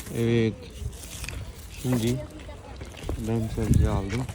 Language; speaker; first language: Turkish; non-native, learner; Urdu